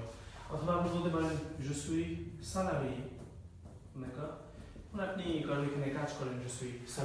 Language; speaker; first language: French; non-native, fluent; Bangla